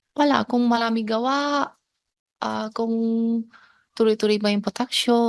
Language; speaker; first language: Filipino; non-native, learner; Chinese